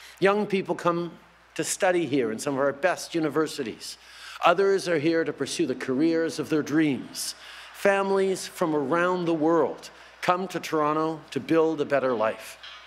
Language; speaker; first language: English; native; English